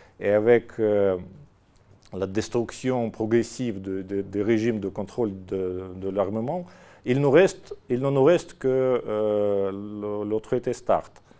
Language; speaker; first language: French; non-native, fluent; Russian